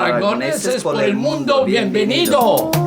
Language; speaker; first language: Spanish; non-native, learner; Arabic